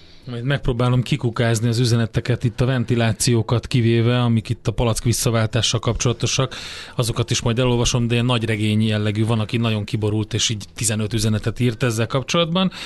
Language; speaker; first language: Hungarian; native; Hungarian